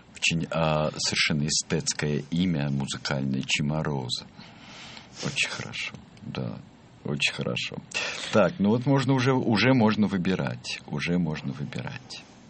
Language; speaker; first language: Russian; native; Russian